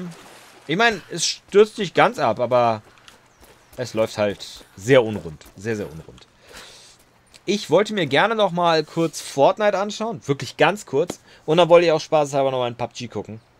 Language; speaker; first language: German; native; German